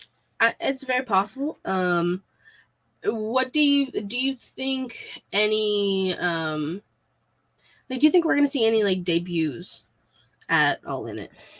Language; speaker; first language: English; native; English